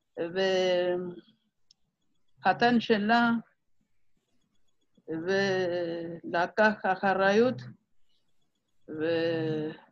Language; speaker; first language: Hebrew; non-native, fluent; Amharic